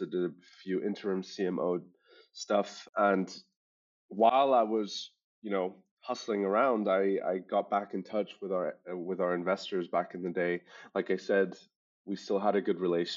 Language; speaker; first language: English; non-native, local second language; German